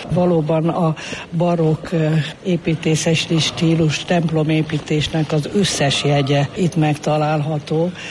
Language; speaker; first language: Hungarian; native; Hungarian